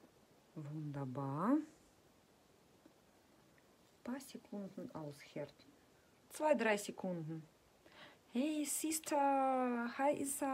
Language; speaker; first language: German; non-native, fluent; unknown